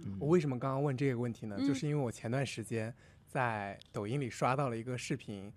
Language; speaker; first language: Chinese; native; Chinese